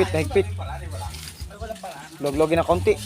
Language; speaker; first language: Filipino; native; Filipino